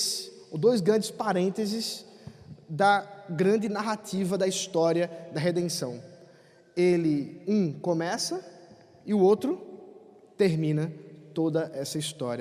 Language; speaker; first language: Portuguese; native; Portuguese